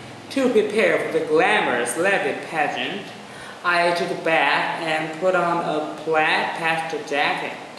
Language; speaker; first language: English; non-native, fluent; Vietnamese